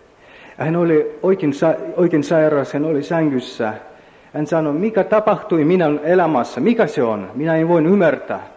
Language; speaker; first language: Finnish; non-native, learner; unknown